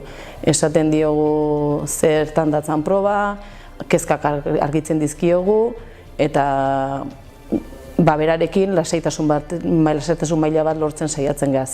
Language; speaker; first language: Basque; native; Basque